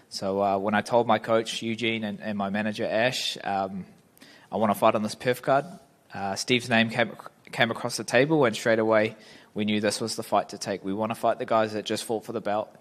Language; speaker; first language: English; native; English